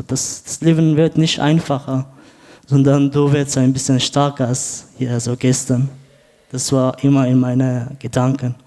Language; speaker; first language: German; non-native, learner; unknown